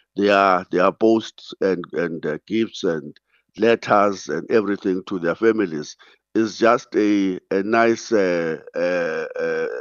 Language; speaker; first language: English; non-native, local second language; Xhosa